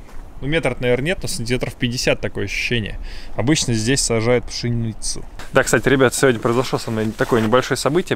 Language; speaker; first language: Russian; native; Russian